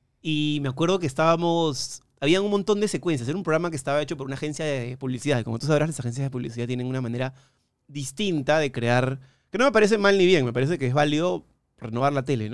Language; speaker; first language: Spanish; native; Spanish